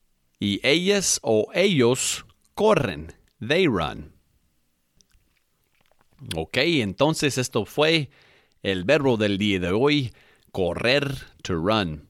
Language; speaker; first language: Spanish; non-native, fluent; English